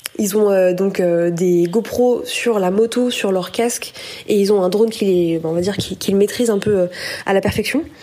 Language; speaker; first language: French; native; French